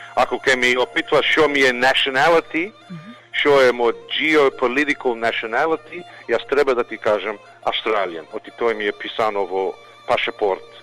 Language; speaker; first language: Macedonian; early bilingual, heritage; Macedonian